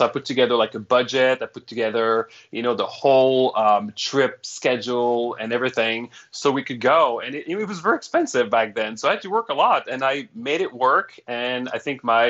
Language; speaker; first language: English; non-native, fluent; French